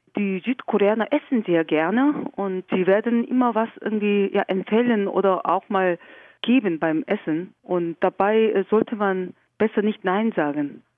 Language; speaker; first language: German; non-native, fluent; Korean